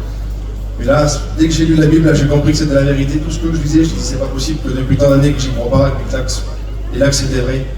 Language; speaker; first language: French; native; French